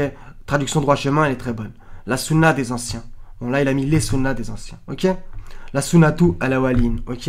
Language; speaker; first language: French; native; French